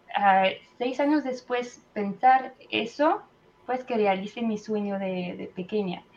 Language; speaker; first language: Spanish; non-native, fluent; French